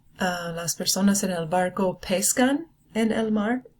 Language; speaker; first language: Spanish; non-native, fluent; English